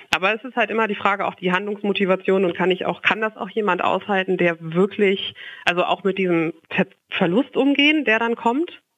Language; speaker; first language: German; native; German